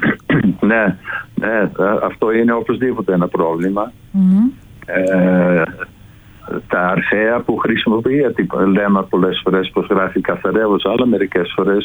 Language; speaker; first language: Greek; non-native, fluent; Dutch